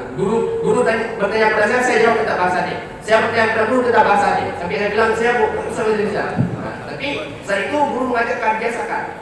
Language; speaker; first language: Indonesian; non-native, local second language; Achinese